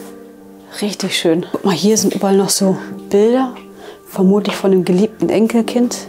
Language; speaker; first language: German; native; German